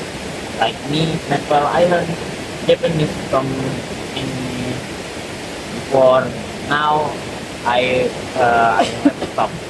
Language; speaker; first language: English; non-native, learner; Indonesian